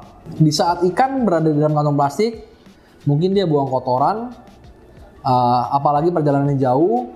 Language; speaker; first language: Indonesian; native; Indonesian